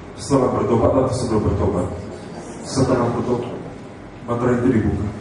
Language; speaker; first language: Indonesian; native; Indonesian